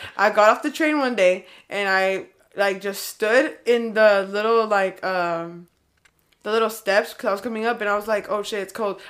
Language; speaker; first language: English; native; English